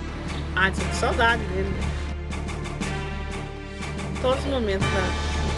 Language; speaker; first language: Portuguese; native; Portuguese